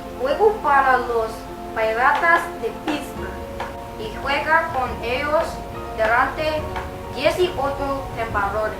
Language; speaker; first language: Spanish; non-native, learner; English